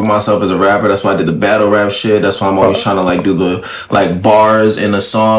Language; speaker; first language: English; early bilingual, other home language; French